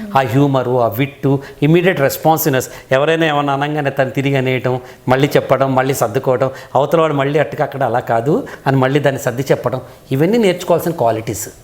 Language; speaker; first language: Telugu; native; Telugu